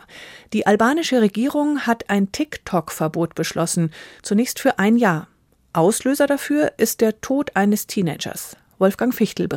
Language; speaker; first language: German; native; German